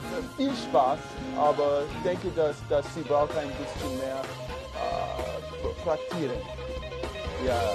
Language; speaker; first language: German; non-native, learner; English